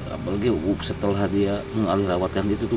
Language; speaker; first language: Indonesian; native; Indonesian